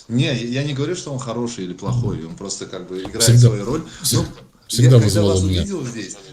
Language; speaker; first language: Russian; non-native, local second language; Tajik